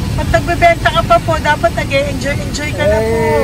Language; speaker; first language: Filipino; native; Filipino